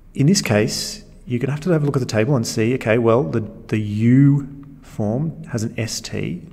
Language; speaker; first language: English; native; English